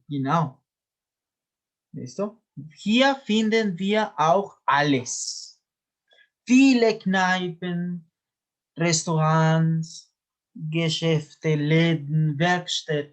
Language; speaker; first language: German; non-native, fluent; Spanish